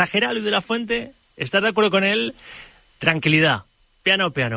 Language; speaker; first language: Spanish; native; Spanish